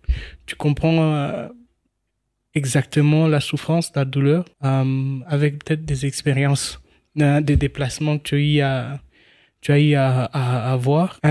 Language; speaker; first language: French; non-native, local second language; Swahili